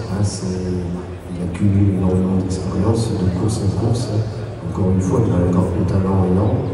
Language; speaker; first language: French; native; French